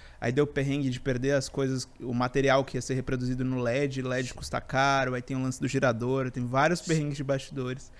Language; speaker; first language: Portuguese; native; Portuguese